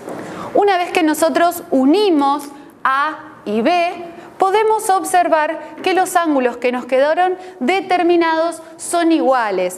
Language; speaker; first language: Spanish; native; Spanish